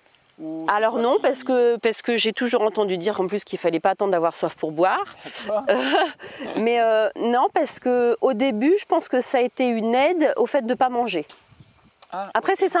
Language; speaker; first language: French; native; French